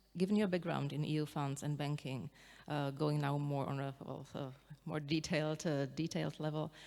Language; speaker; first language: English; non-native, fluent; Czech